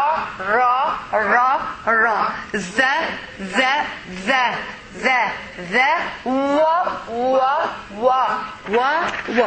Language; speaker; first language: English; non-native, fluent; Arabic